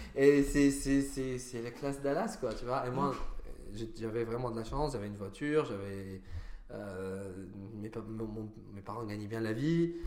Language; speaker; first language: French; non-native, fluent; Arabic